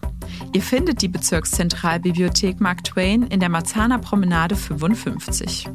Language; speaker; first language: German; native; German